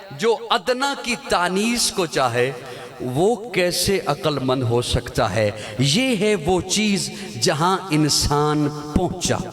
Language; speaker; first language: Urdu; non-native, local second language; Punjabi